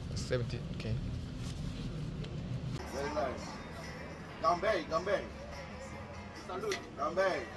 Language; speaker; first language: English; non-native, learner; Korean